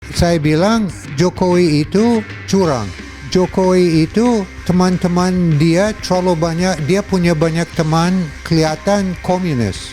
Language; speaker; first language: Indonesian; non-native, fluent; English